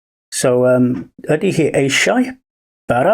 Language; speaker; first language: Welsh; non-native, learner; English